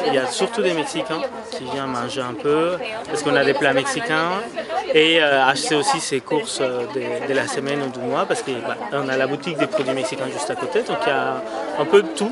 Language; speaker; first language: French; non-native, fluent; Spanish